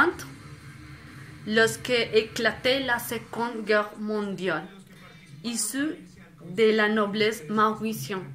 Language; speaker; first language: French; non-native, fluent; Spanish